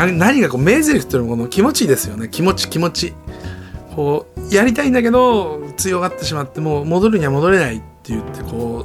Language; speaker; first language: Japanese; native; Japanese